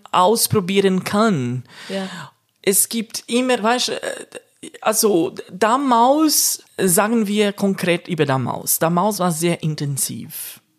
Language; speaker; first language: German; non-native, fluent; Portuguese